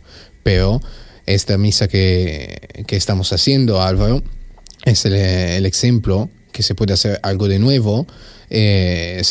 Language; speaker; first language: Spanish; non-native, fluent; Italian